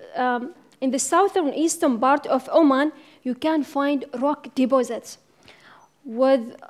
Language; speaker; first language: English; non-native, fluent; Arabic